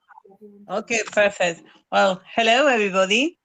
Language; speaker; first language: English; non-native, fluent; Spanish